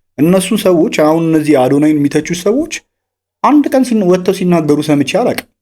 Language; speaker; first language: Amharic; native; Amharic